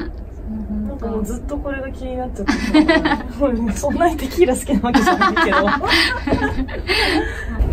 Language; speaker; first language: Japanese; native; Japanese